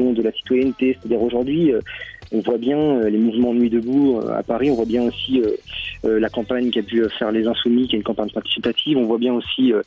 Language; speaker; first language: French; native; French